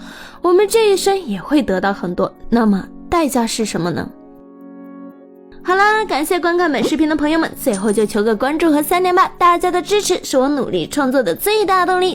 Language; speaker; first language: Chinese; native; Chinese